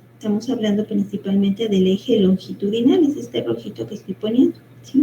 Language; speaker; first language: Spanish; native; Spanish